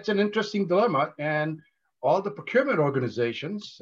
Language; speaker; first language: English; non-native, local second language; Gujarati